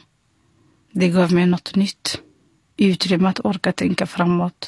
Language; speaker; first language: Swedish; non-native, fluent; Somali